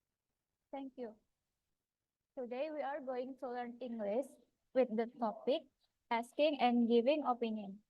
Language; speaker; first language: English; non-native, fluent; Indonesian